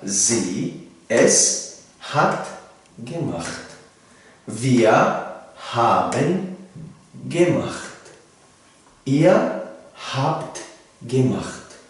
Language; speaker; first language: German; non-native, fluent; Tajik